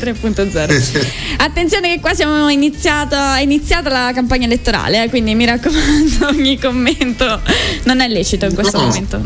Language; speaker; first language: Italian; native; Italian